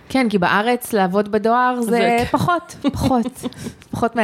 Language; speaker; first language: Hebrew; native; Hebrew